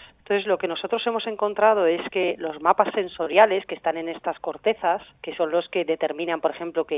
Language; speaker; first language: Spanish; native; Spanish